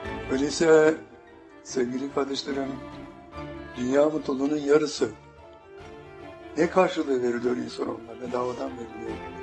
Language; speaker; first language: Turkish; native; Turkish